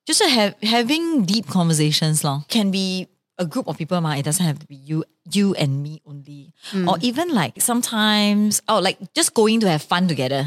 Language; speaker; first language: English; non-native, local second language; Chinese